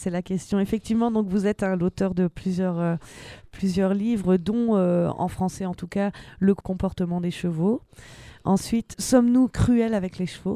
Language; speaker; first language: French; native; French